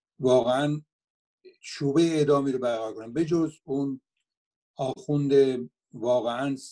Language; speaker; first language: Persian; native; Persian